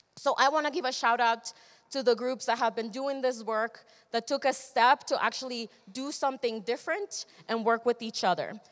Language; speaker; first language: English; early bilingual, other home language; Spanish